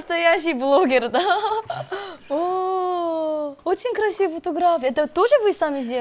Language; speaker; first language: Russian; non-native, fluent; Korean